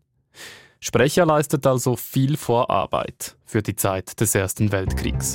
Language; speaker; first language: German; native; German